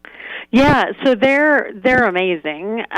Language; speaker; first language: English; native; English